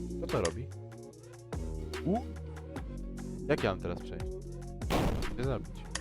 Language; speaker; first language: Polish; native; Polish